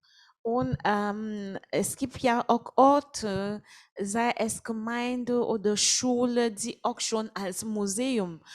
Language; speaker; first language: German; non-native, fluent; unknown